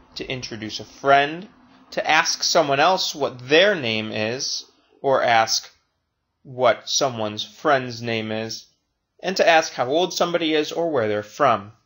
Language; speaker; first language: English; native; English